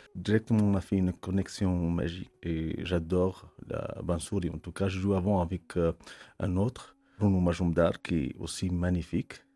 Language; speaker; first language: French; non-native, local second language; Arabic